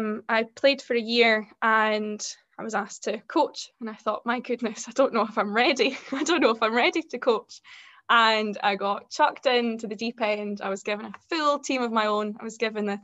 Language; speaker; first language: English; native; English